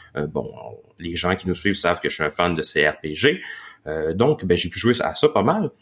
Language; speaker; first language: French; native; French